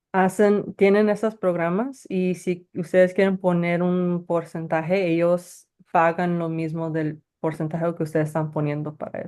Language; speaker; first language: Spanish; early bilingual, heritage; Spanish